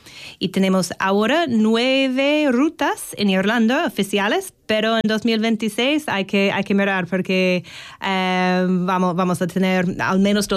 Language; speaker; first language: Spanish; non-native, learner; English